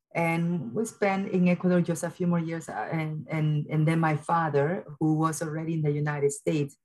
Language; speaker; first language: English; early bilingual, other home language; Spanish